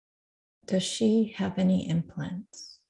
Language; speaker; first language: English; native; English